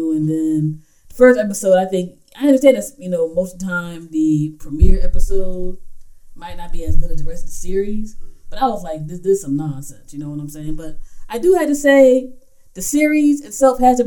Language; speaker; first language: English; native; English